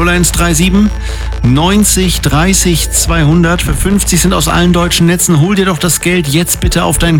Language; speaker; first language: German; native; German